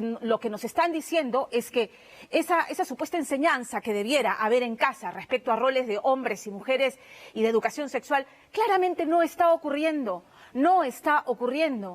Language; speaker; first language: Spanish; native; Spanish